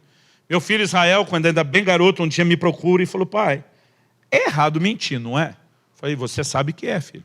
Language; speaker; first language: Portuguese; native; Portuguese